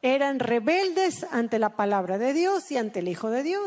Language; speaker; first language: Spanish; native; Spanish